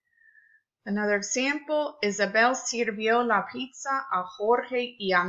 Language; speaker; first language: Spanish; non-native, fluent; English